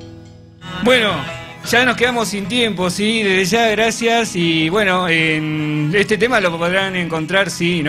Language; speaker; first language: Spanish; native; Spanish